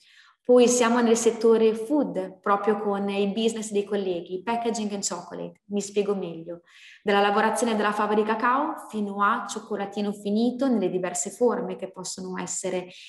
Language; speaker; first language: Italian; native; Italian